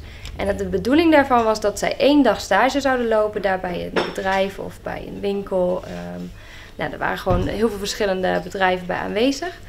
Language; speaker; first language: Dutch; native; Dutch